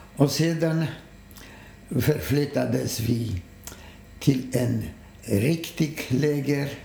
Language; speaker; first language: Swedish; non-native, fluent; Polish